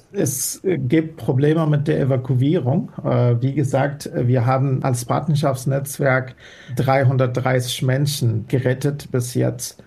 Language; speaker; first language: German; non-native, fluent; Persian